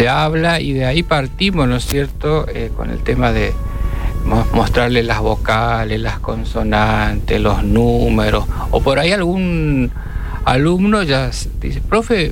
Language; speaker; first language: Spanish; native; Spanish